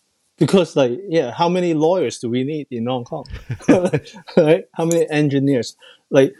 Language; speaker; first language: English; non-native, local second language; Cantonese